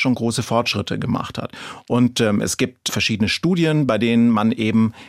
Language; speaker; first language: German; native; German